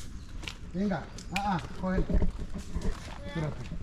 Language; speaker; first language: Spanish; native; Spanish